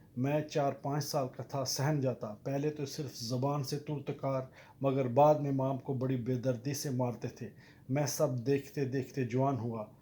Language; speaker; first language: Urdu; non-native, local second language; Punjabi